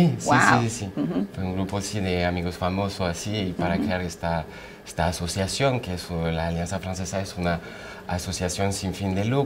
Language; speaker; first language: Spanish; non-native, fluent; French